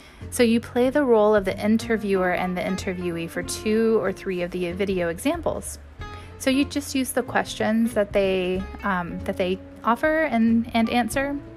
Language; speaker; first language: English; native; English